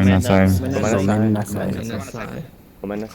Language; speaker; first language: Japanese; non-native, learner; English